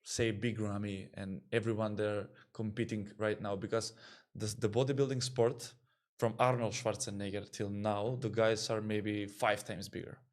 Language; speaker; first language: English; non-native, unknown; Macedonian